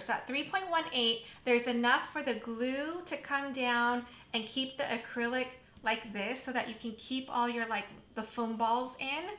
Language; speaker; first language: English; native; English